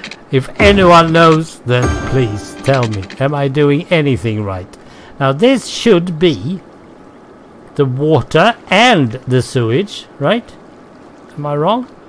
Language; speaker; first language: English; non-native, fluent; Swedish